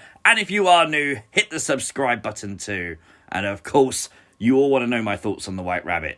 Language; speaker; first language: English; native; English